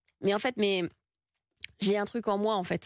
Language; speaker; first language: French; native; French